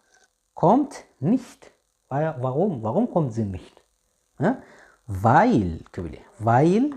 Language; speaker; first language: German; non-native, fluent; Tigrinya